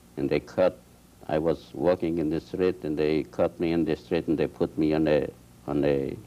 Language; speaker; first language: English; non-native, fluent; Polish